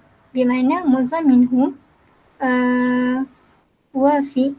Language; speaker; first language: Arabic; non-native, learner; Malay